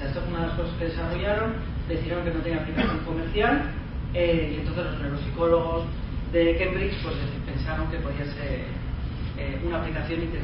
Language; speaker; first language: Spanish; native; Spanish